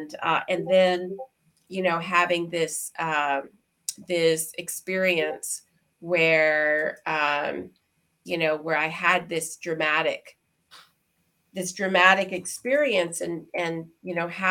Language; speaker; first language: English; native; English